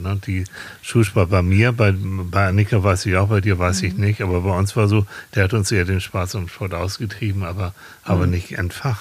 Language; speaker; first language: German; native; German